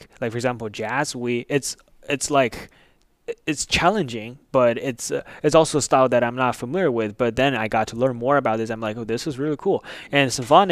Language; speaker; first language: English; non-native, fluent; Chinese